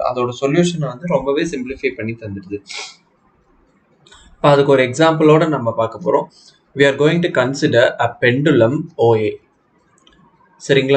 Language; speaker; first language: Tamil; native; Tamil